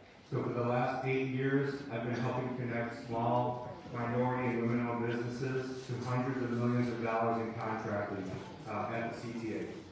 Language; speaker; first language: English; early bilingual, other home language; Spanish